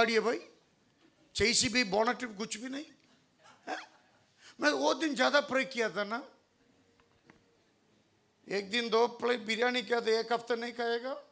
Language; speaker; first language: Hindi; non-native, local second language; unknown